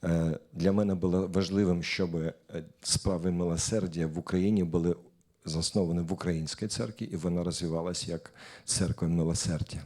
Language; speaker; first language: Ukrainian; non-native, local second language; Russian